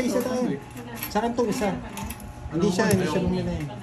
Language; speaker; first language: Filipino; native; Filipino